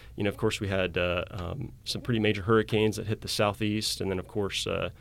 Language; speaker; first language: English; native; English